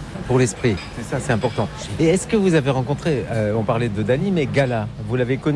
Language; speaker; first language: French; native; French